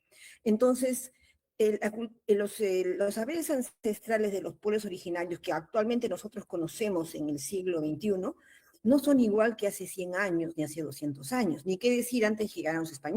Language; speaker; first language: Spanish; native; Spanish